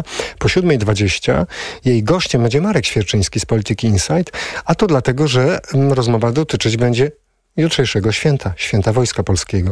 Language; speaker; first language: Polish; native; Polish